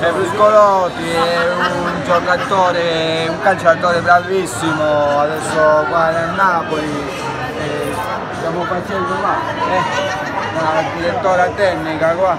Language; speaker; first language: Italian; non-native, learner; Spanish